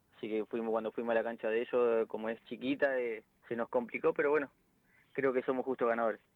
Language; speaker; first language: Spanish; native; Spanish